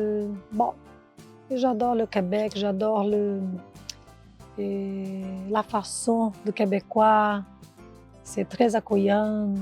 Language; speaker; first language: French; non-native, fluent; Portuguese